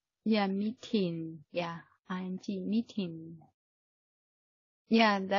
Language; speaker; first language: English; non-native, fluent; Chinese